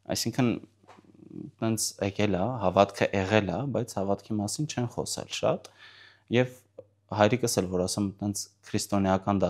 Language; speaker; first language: Armenian; early bilingual, heritage; Armenian